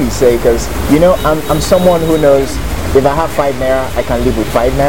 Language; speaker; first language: English; non-native, local second language; Yoruba